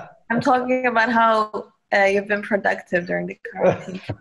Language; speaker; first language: English; non-native, fluent; Turkish